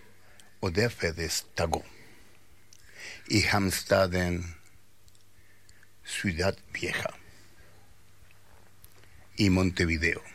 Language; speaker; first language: Swedish; non-native, fluent; Spanish